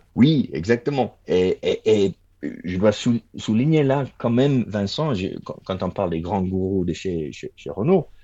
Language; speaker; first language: French; non-native, fluent; English